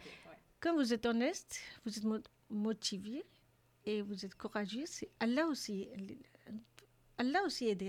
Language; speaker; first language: French; non-native, learner; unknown